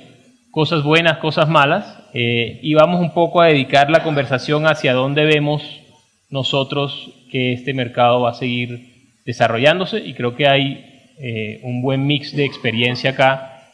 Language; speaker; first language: Spanish; native; Spanish